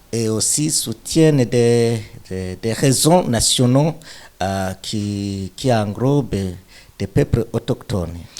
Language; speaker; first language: French; non-native, local second language; Rundi